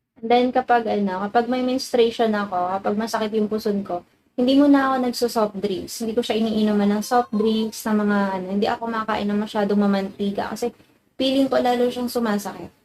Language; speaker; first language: Filipino; native; Filipino